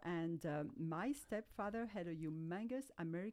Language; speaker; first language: English; non-native, fluent; French